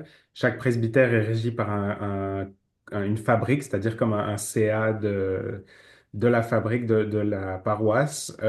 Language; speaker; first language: French; native; French